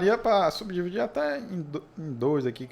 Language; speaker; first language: Portuguese; native; Portuguese